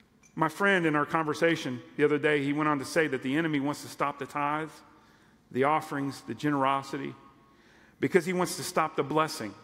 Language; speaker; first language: English; native; English